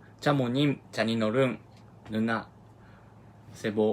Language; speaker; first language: Korean; non-native, learner; Japanese